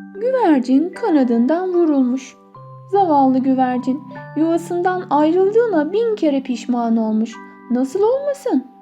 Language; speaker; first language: Turkish; native; Turkish